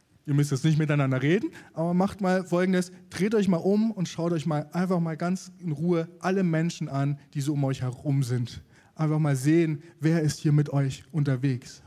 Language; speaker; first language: German; native; German